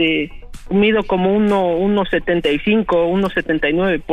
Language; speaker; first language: Spanish; native; Spanish